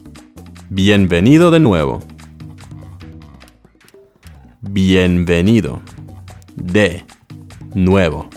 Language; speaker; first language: Spanish; non-native, learner; English